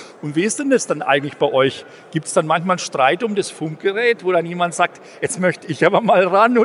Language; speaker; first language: German; native; German